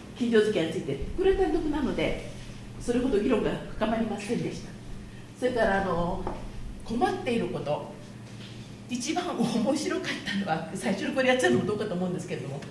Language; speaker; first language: Japanese; native; Japanese